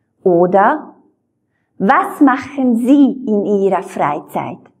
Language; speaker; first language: German; non-native, fluent; Slovak